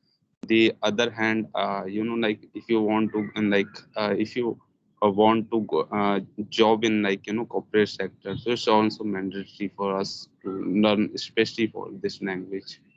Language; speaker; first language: English; non-native, learner; Hindi